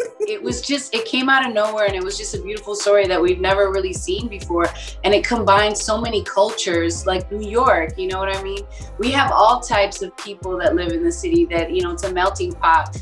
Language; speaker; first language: English; early bilingual, other home language; Spanish